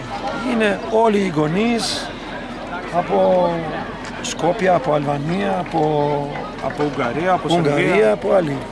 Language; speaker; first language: Greek; non-native, learner; Albanian